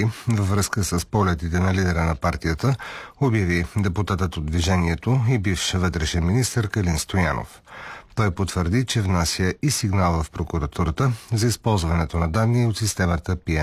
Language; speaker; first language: Bulgarian; native; Bulgarian